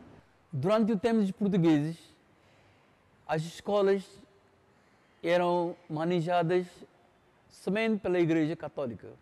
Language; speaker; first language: Portuguese; non-native, local second language; Konkani